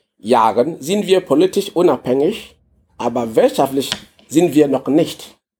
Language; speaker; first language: German; non-native, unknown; English